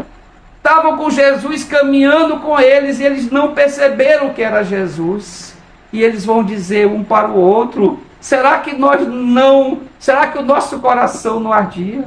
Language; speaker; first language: Portuguese; native; Portuguese